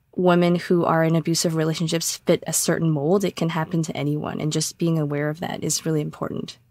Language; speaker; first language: English; native; English